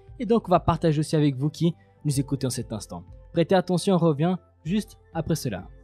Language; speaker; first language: French; native; French